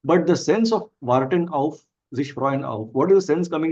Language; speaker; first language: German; non-native, fluent; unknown